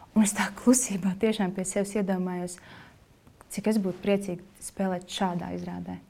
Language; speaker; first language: Latvian; native; Latvian